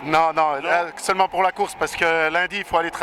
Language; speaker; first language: French; native; French